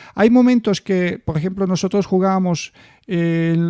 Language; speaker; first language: Spanish; non-native, fluent; Bulgarian